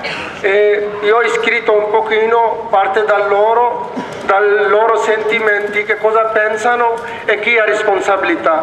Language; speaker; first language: Italian; non-native, learner; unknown